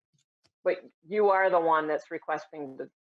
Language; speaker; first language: English; native; English